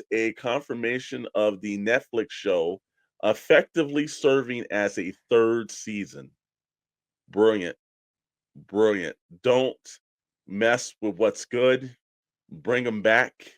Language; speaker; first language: English; native; English